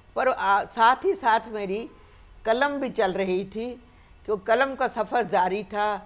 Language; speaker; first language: Hindi; native; Hindi